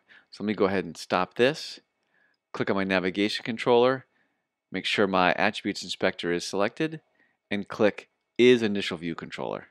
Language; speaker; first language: English; native; English